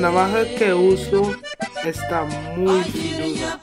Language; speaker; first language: Spanish; non-native, learner; English